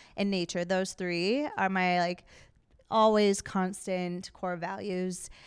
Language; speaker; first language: English; native; English